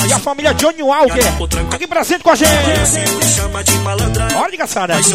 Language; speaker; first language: Portuguese; native; Portuguese